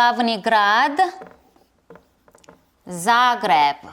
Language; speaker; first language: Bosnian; non-native, learner; Korean